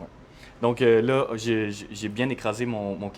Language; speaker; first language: French; native; French